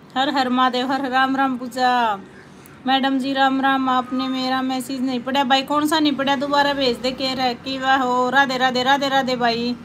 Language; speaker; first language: Hindi; native; Hindi